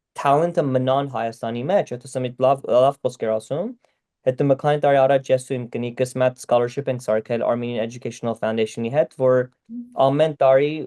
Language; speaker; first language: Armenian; early bilingual, heritage; Armenian